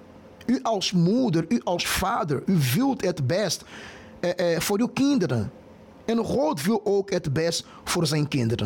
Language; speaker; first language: Dutch; non-native, fluent; Portuguese